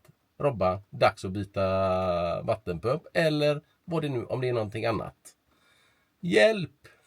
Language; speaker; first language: Swedish; native; Swedish